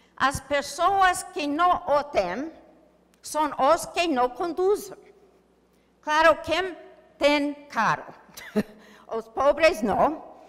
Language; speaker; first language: Portuguese; non-native, learner; English